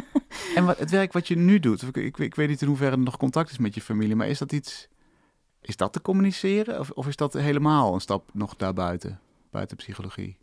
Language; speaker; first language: Dutch; native; Dutch